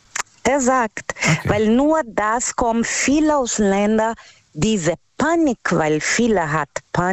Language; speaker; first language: German; non-native, learner; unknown